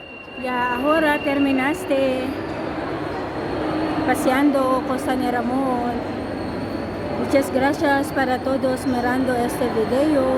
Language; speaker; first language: Spanish; non-native, learner; Filipino